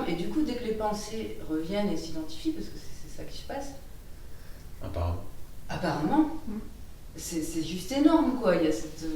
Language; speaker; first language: French; native; French